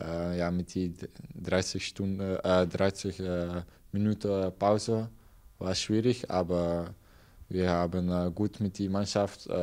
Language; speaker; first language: German; non-native, learner; Dutch